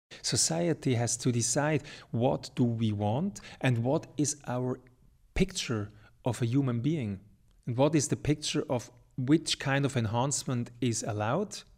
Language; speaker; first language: English; non-native, fluent; German